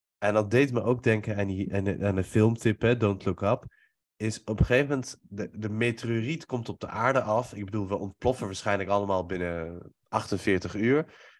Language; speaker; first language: Dutch; early bilingual, other home language; Persian